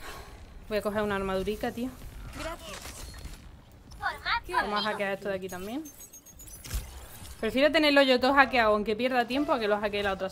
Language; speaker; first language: Spanish; native; Spanish